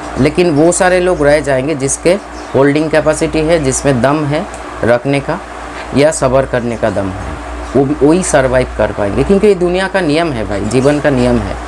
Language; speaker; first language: Hindi; non-native, local second language; Bangla